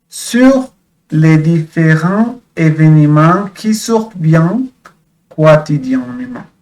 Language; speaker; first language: French; non-native, fluent; Spanish